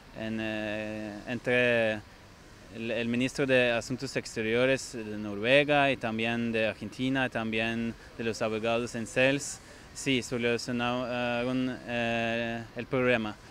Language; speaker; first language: Spanish; non-native, fluent; Norwegian